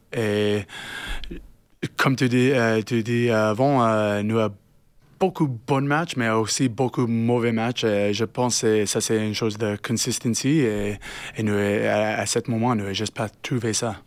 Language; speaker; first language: French; non-native, learner; English